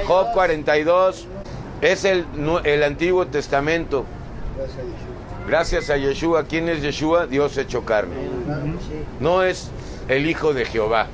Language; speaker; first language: Spanish; native; Spanish